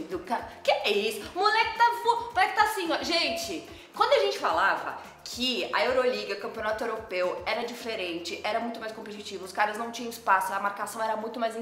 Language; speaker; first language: Portuguese; native; Portuguese